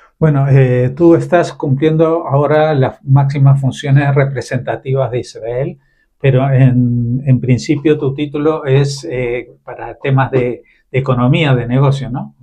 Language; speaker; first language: Spanish; native; Spanish